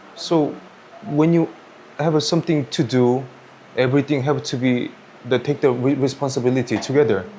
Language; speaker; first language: English; non-native, learner; Korean